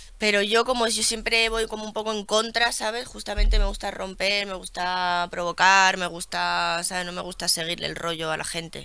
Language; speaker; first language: Spanish; early bilingual, other home language; French